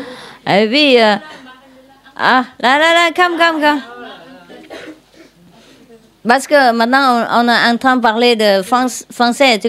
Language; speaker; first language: French; non-native, learner; Vietnamese